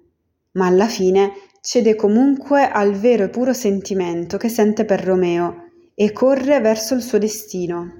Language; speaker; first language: Italian; native; Italian